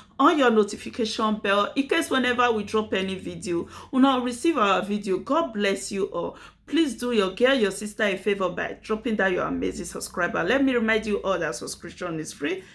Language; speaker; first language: Nigerian Pidgin; native; Nigerian Pidgin